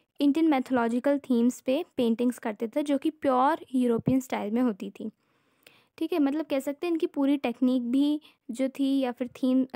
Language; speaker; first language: Hindi; native; Hindi